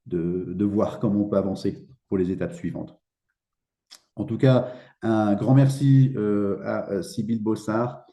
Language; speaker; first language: French; native; French